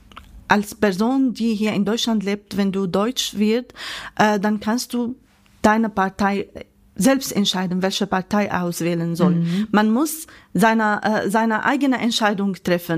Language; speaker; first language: German; non-native, fluent; Arabic